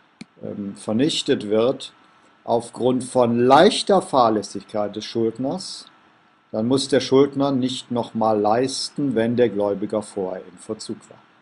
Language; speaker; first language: German; native; German